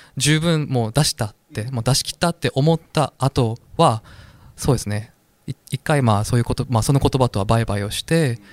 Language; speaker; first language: Japanese; non-native, fluent; Korean